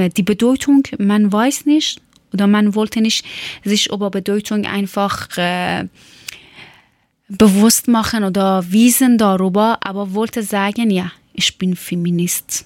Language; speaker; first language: German; non-native, learner; Persian